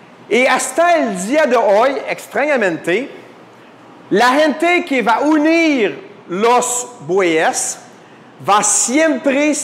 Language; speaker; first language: Spanish; non-native, fluent; French